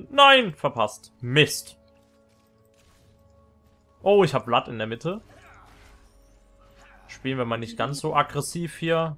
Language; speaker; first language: German; native; German